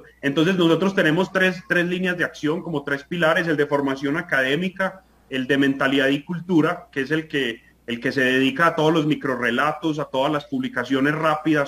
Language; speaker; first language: Spanish; native; Spanish